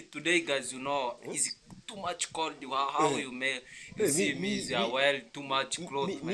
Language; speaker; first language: English; non-native, learner; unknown